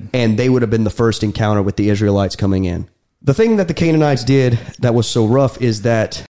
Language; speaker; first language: English; native; English